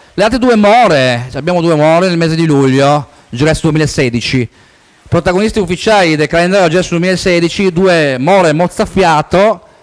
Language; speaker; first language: Italian; native; Italian